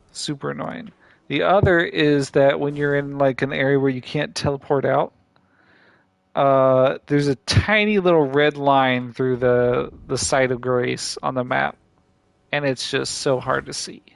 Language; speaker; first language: English; native; English